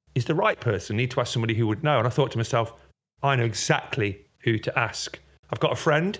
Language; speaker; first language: English; native; English